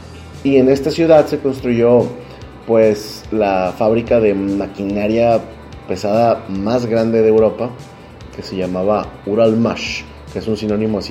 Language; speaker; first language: Spanish; native; Spanish